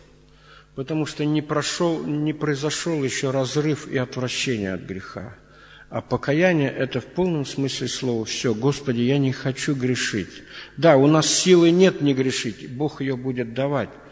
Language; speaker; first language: Russian; native; Russian